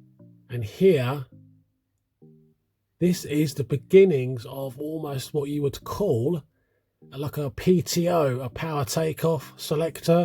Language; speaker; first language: English; native; English